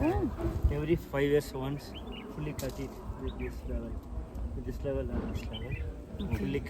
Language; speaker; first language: English; non-native, learner; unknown